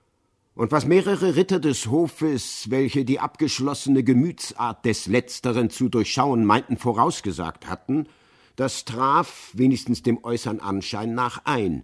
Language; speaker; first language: German; native; German